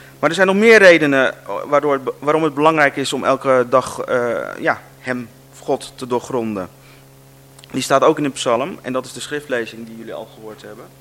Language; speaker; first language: Dutch; native; Dutch